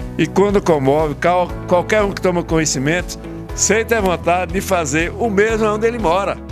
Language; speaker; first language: Portuguese; early bilingual, other home language; Italian